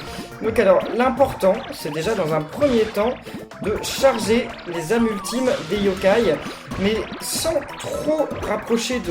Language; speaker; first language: French; native; French